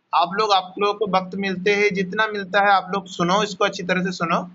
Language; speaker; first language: Hindi; non-native, local second language; Bangla